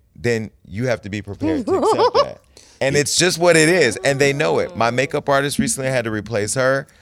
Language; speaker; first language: English; native; English